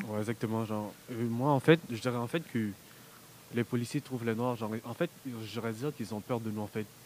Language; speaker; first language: French; early bilingual, other home language; Haitian Creole